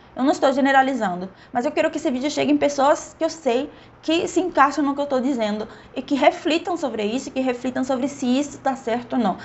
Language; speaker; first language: Portuguese; non-native, fluent; Spanish